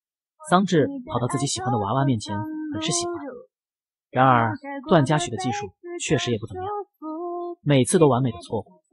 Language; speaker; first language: Chinese; native; Chinese